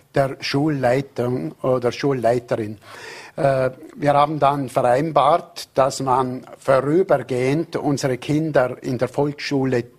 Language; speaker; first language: German; native; German